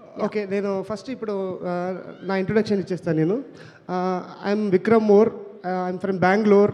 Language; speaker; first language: Telugu; non-native, learner; Kannada